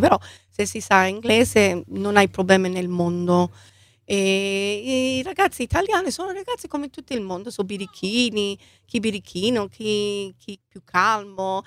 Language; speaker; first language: Italian; non-native, fluent; English